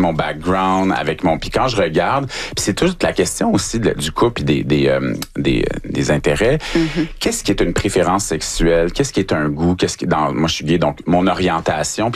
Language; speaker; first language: French; native; French